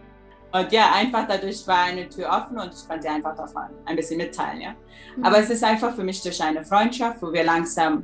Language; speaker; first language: German; early bilingual, heritage; German